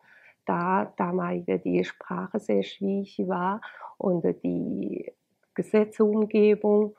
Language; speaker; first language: German; non-native, fluent; Chinese